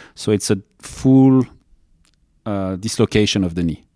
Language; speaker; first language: English; non-native, fluent; French